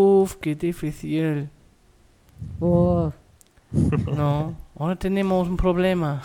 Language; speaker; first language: Spanish; non-native, fluent; German